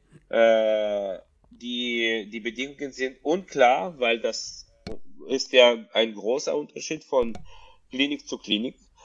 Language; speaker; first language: German; non-native, fluent; Russian